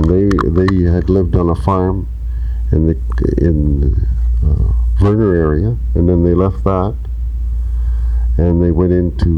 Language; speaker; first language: English; native; English